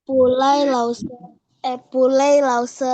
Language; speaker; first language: Chinese; non-native, learner; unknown